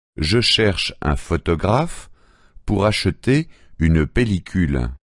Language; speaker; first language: French; native; French